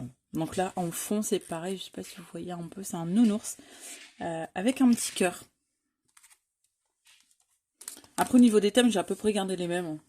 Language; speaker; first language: French; native; French